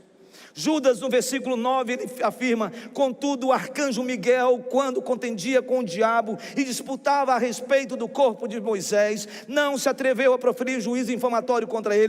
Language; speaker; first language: Portuguese; native; Portuguese